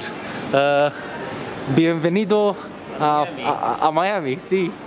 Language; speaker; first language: Spanish; non-native, learner; Romanian